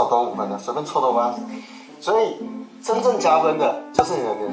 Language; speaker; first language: Chinese; native; Chinese